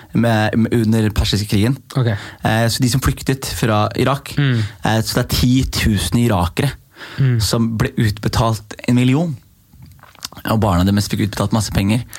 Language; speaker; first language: Norwegian; native; Norwegian